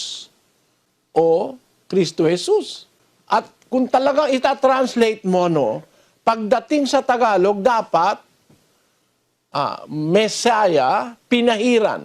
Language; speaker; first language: Filipino; native; Filipino